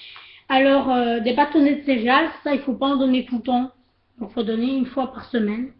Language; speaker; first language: French; native; French